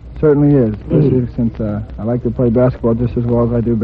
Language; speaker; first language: English; native; English